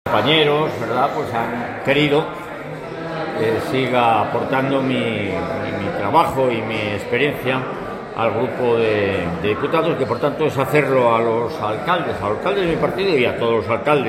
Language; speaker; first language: Spanish; native; Spanish